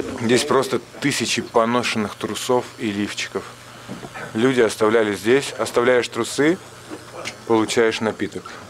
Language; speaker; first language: Russian; native; Russian